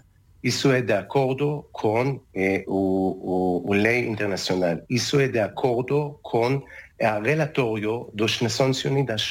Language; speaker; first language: Portuguese; non-native, learner; Hebrew